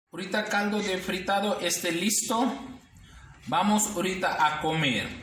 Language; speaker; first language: Spanish; non-native, learner; Urdu